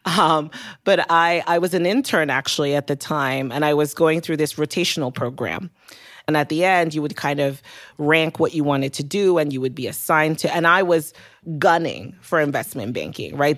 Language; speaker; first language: English; non-native, local second language; Yoruba